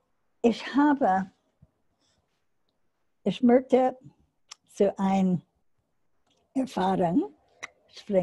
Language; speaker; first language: German; non-native, learner; English